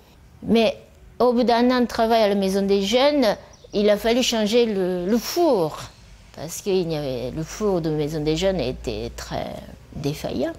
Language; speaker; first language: French; non-native, fluent; Japanese